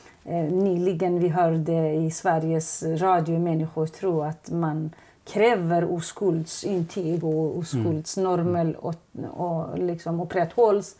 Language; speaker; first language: Swedish; non-native, fluent; Kurdish